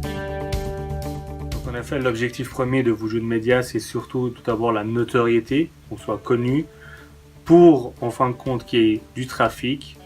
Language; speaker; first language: French; early bilingual, other home language; Persian